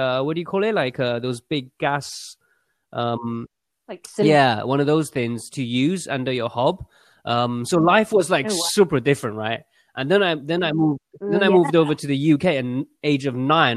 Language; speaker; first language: English; early bilingual, other home language; Chinese